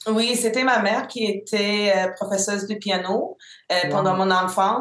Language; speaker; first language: French; non-native, local second language; English